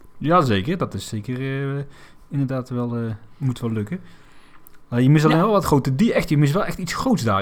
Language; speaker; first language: Dutch; native; Dutch